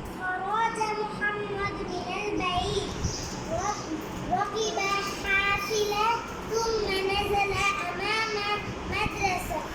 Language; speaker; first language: Arabic; non-native, learner; Bangla